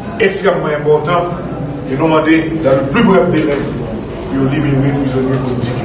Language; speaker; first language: French; non-native, local second language; Haitian Creole